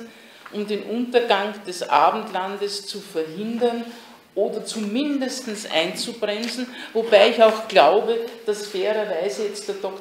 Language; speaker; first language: German; native; German